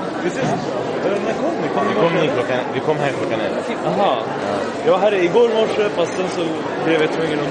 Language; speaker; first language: Swedish; early bilingual, other home language; Arabic